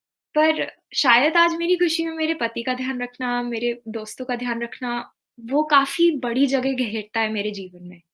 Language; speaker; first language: Hindi; native; Hindi